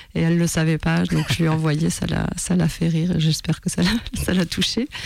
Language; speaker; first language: French; non-native, fluent; Spanish